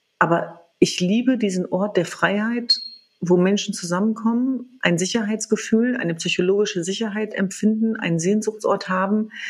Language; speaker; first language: German; early bilingual, other home language; Kurdish